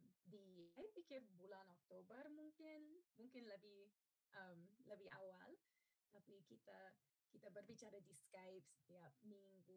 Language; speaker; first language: Indonesian; non-native, learner; English